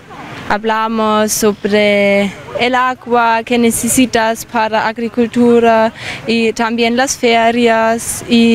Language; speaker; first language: Spanish; non-native, fluent; German